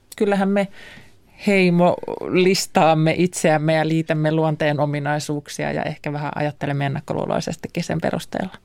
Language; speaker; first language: Finnish; native; Finnish